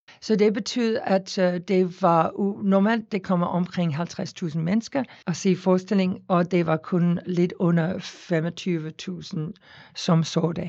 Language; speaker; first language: Danish; non-native, fluent; English